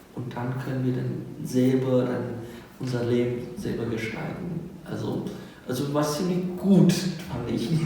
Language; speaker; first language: German; non-native, fluent; Vietnamese